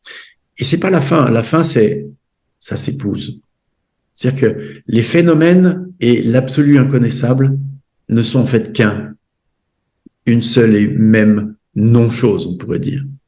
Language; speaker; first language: French; native; French